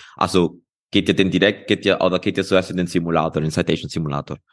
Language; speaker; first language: German; non-native, fluent; Spanish